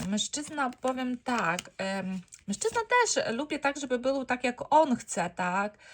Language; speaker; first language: Polish; non-native, learner; Ukrainian